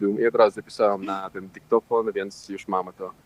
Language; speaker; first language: Polish; non-native, local second language; Russian